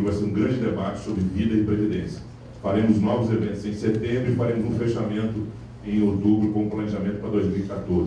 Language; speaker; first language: Portuguese; native; Portuguese